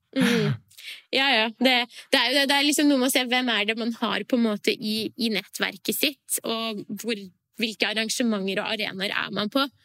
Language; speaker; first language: Norwegian; early bilingual, other home language; Persian